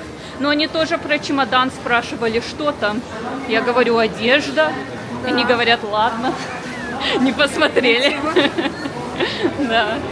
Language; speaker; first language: Russian; early bilingual, heritage; Russian